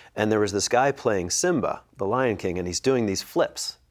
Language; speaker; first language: English; native; English